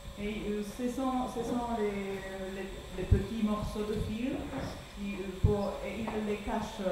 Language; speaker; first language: French; non-native, fluent; Polish